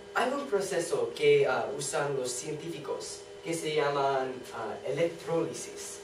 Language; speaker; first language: Spanish; non-native, learner; English